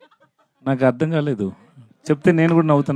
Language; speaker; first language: Telugu; non-native, learner; Tamil